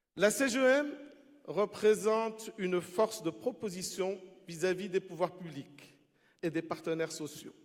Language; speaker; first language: French; non-native, local second language; Arabic